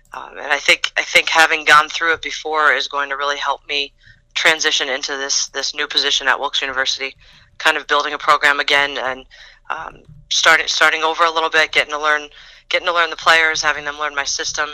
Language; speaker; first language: English; native; English